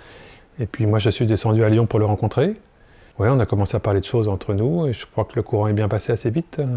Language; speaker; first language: French; native; French